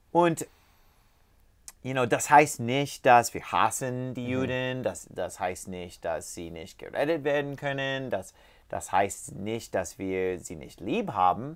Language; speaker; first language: German; non-native, fluent; English